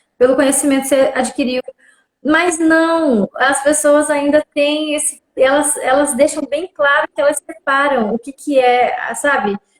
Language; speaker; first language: Portuguese; non-native, local second language; Guarani